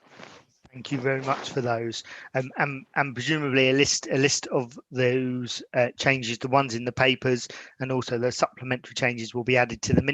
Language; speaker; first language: English; native; English